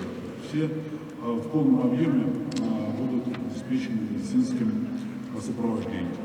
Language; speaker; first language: Russian; native; Russian